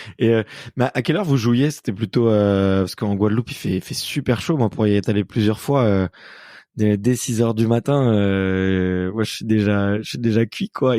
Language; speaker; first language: French; native; French